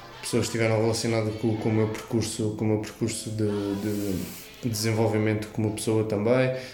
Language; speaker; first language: Portuguese; native; Portuguese